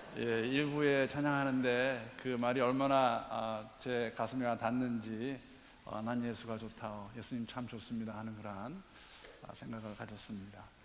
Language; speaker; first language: Korean; native; Korean